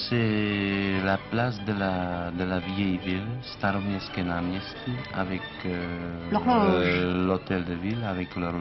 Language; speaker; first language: French; non-native, fluent; Czech